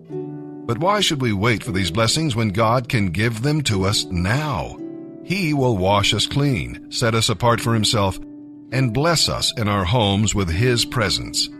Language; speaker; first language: English; native; English